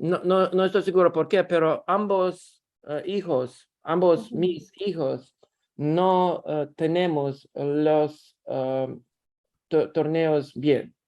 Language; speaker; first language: Spanish; non-native, learner; Russian